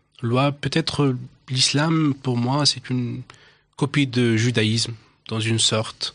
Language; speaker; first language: French; non-native, local second language; Arabic